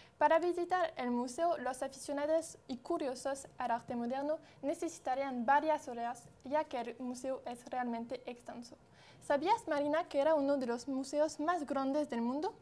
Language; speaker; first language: Spanish; non-native, fluent; French